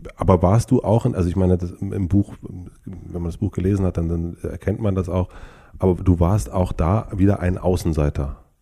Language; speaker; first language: German; native; German